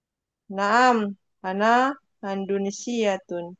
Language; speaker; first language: Arabic; non-native, learner; Indonesian